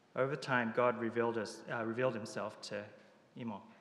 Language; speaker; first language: English; early bilingual, other home language; Japanese